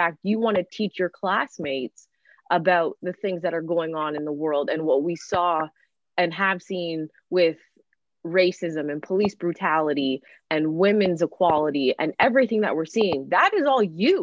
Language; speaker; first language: English; native; English